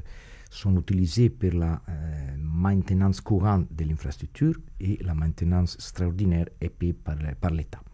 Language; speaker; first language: French; non-native, fluent; Italian